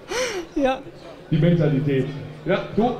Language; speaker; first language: German; native; German